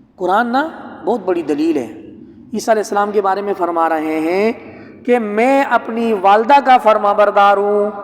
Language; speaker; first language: Urdu; non-native, local second language; Punjabi